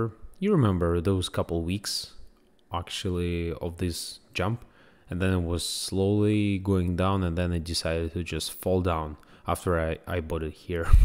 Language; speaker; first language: English; non-native, fluent; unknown